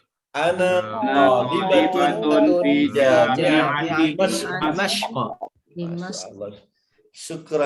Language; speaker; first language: Arabic; non-native, fluent; Indonesian